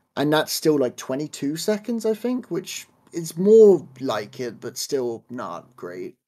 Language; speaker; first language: English; native; English